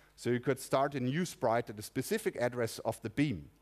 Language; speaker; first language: English; non-native, fluent; German